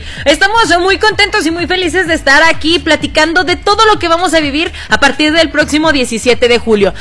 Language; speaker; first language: Spanish; native; Spanish